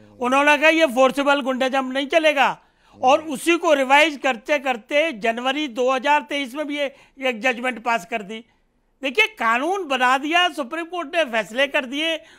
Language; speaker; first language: Hindi; native; Hindi